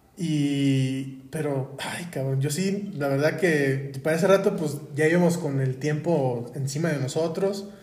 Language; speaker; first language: Spanish; native; Spanish